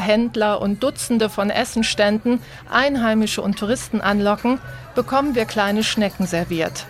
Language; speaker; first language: German; native; German